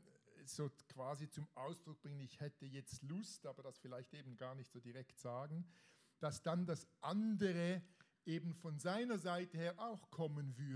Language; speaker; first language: German; native; German